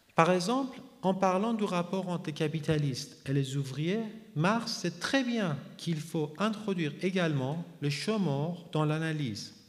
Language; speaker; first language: French; non-native, fluent; Persian